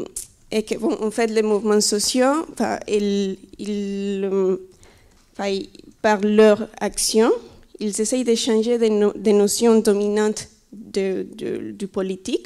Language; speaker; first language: French; non-native, fluent; Spanish